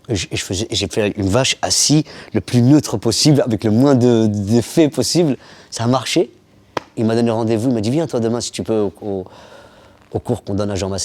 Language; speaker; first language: French; early bilingual, other home language; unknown